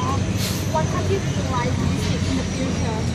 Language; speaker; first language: English; non-native, learner; Thai